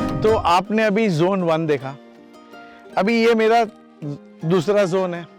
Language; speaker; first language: Hindi; non-native, local second language; Marathi